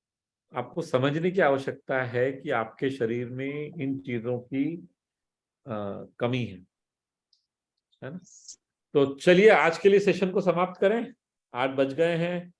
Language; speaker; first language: Hindi; native; Hindi